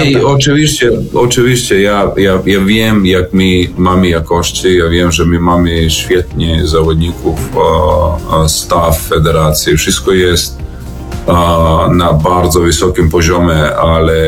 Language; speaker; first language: Polish; non-native, learner; Serbian